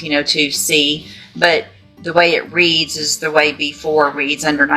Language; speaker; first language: English; native; English